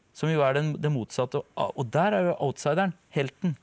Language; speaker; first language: Norwegian; native; Norwegian